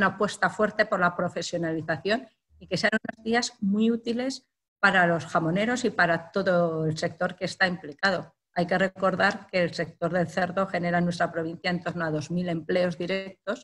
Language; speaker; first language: Spanish; native; Spanish